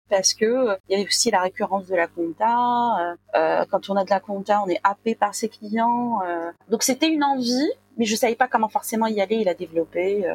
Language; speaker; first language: French; non-native, local second language; Arabic